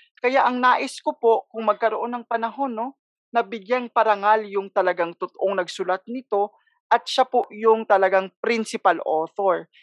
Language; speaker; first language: Filipino; non-native, local second language; Cebuano